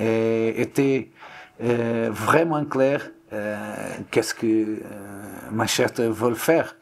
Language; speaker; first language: French; non-native, learner; Portuguese